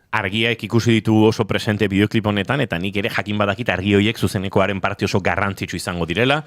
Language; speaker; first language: Basque; native; Basque